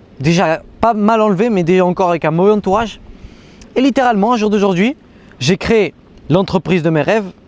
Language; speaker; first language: French; native; French